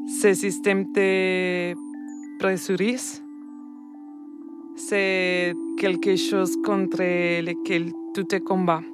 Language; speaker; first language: French; non-native, learner; Spanish